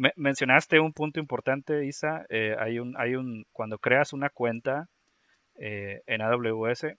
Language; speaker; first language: Spanish; native; Spanish